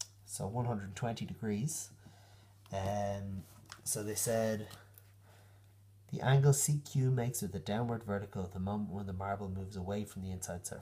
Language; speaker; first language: English; native; English